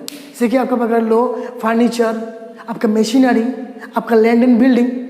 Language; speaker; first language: Hindi; non-native, local second language; Bangla